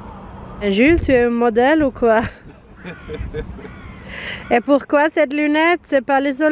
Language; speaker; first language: French; non-native, learner; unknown